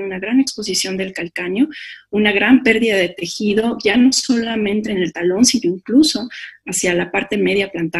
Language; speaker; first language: Spanish; native; Spanish